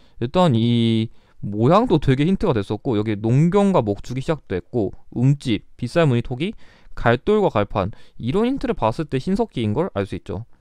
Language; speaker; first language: Korean; native; Korean